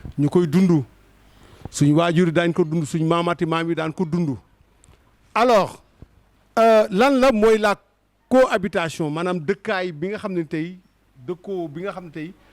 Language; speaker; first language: Wolof; native; Wolof